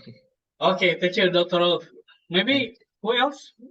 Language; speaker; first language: English; non-native, fluent; Indonesian